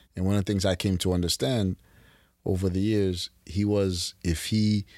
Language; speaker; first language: English; early bilingual, other home language; Haitian Creole